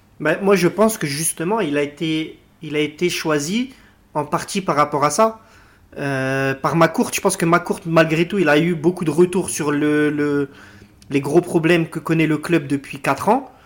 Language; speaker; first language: French; native; French